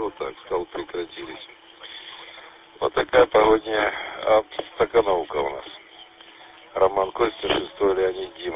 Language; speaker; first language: Russian; native; Russian